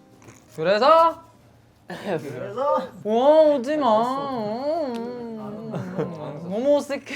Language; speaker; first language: Korean; non-native, fluent; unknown